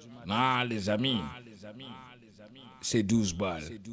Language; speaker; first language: French; native; French